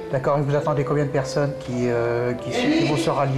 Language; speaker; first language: French; native; French